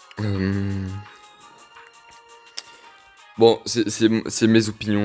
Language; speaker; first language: French; native; French